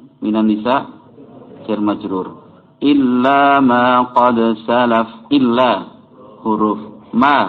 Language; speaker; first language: Arabic; non-native, fluent; Javanese